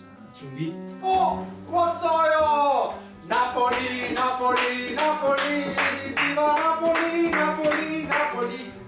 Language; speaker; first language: Korean; non-native, learner; Italian